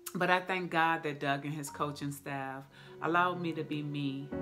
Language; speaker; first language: English; native; English